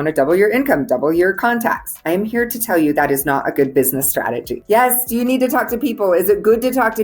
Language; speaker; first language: English; native; English